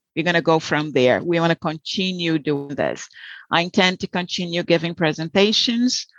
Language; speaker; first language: English; non-native, fluent; Portuguese